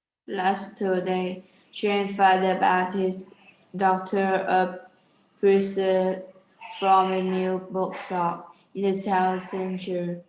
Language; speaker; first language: English; non-native, learner; Vietnamese